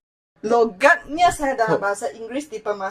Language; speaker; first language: Indonesian; non-native, fluent; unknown